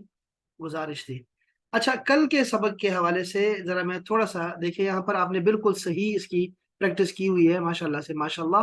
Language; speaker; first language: Urdu; native; Urdu